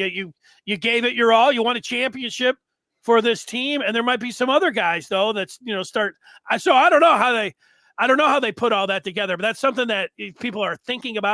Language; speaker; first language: English; native; English